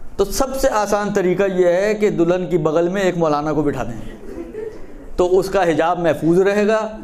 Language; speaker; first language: Urdu; native; Urdu